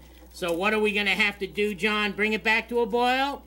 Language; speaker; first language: English; native; English